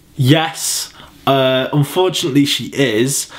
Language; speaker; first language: English; native; English